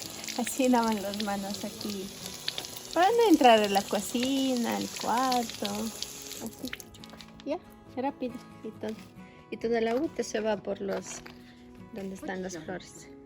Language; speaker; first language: Spanish; non-native, local second language; Russian